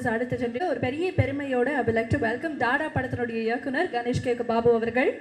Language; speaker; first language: Tamil; native; Tamil